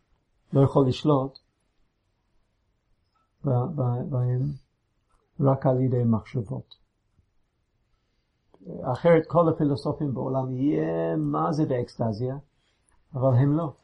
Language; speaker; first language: Hebrew; non-native, fluent; English